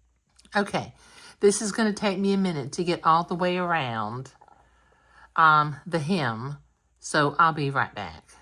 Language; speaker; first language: English; native; English